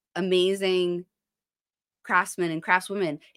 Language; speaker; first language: English; native; English